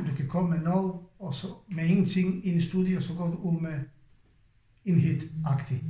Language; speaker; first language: Danish; non-native, fluent; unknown